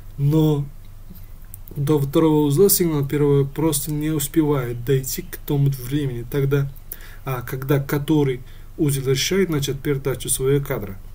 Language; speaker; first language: Russian; non-native, local second language; Uzbek